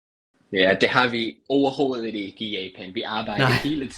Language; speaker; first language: Danish; non-native, fluent; English